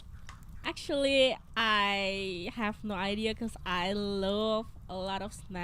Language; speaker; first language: English; non-native, learner; Indonesian